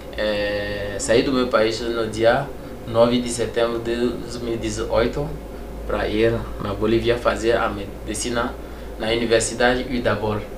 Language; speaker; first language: Portuguese; non-native, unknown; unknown